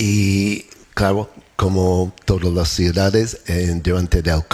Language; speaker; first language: Spanish; non-native, learner; English